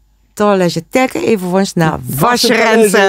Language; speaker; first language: Polish; non-native, learner; Dutch